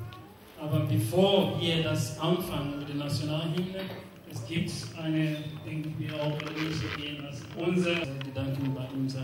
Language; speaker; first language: German; non-native, learner; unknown